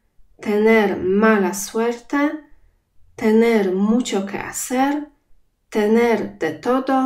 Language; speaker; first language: Spanish; non-native, fluent; Polish